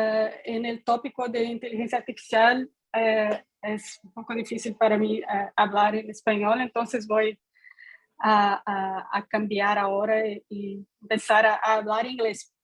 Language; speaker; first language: Spanish; non-native, learner; Portuguese